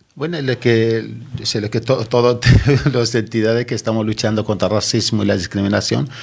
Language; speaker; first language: Spanish; non-native, fluent; Arabic